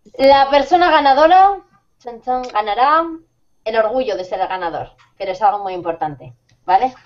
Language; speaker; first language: Spanish; native; Spanish